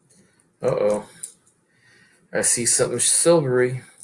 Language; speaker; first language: English; native; English